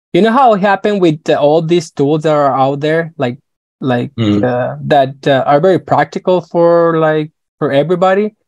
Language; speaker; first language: English; non-native, fluent; Spanish